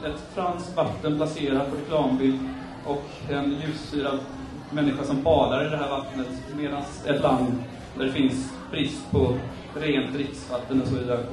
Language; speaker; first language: Swedish; native; Swedish